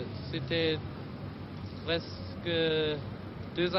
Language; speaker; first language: French; non-native, learner; German